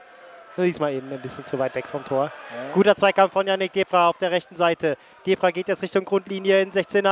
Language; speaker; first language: German; native; German